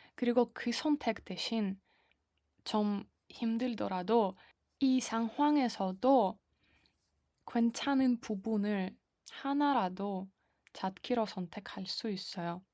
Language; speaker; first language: Korean; non-native, fluent; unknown